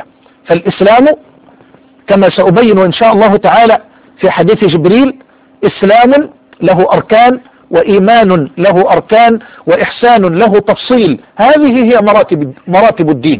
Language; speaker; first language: Arabic; native; Arabic